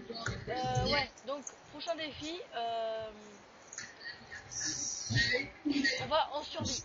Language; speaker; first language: French; native; French